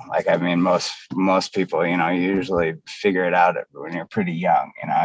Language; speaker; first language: English; native; English